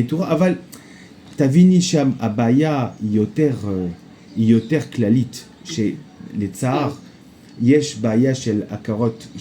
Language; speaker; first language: Hebrew; non-native, fluent; French